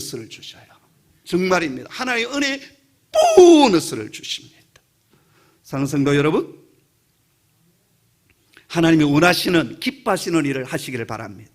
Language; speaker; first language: Korean; native; Korean